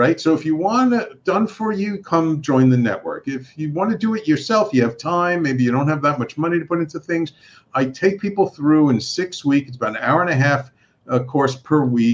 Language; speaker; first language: English; native; English